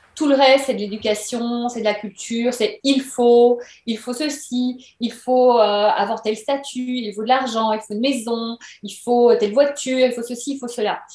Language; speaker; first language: French; native; French